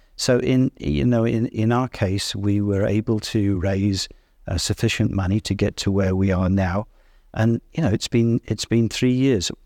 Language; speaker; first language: English; native; English